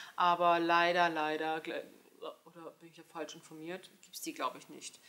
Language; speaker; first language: German; early bilingual, other home language; Turkish